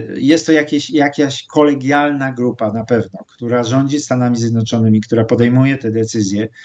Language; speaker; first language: Polish; native; Polish